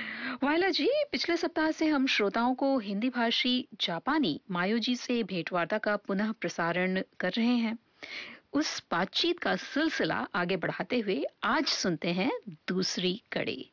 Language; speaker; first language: Hindi; native; Hindi